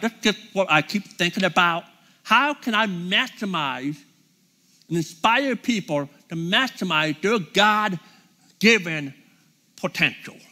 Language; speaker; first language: English; native; English